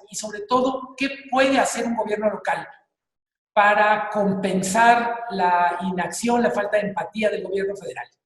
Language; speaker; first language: Spanish; native; Spanish